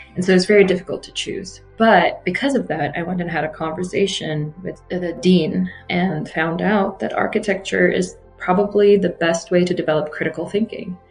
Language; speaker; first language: English; non-native, fluent; Arabic